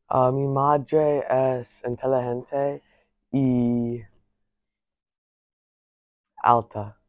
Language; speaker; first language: Spanish; non-native, learner; English